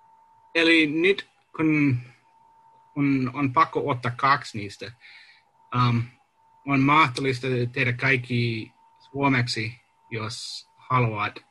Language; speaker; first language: Finnish; non-native, learner; English